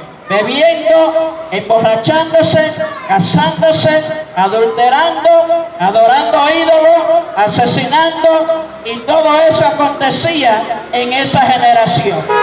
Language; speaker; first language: Spanish; native; Spanish